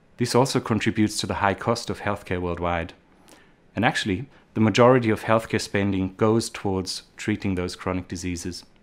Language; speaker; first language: English; non-native, fluent; German